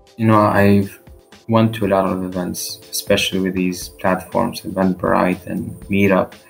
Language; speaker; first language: English; non-native, fluent; Albanian